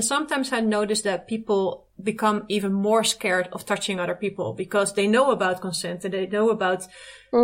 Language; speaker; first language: English; non-native, fluent; Dutch